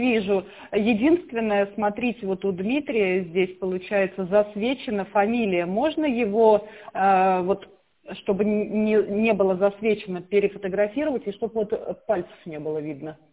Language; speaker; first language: Russian; native; Russian